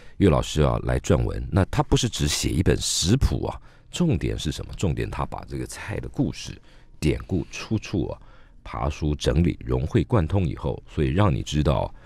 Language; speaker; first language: Chinese; native; Chinese